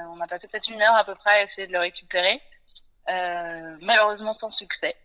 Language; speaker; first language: French; native; French